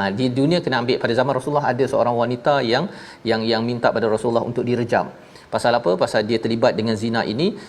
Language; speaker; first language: Malay; native; Malay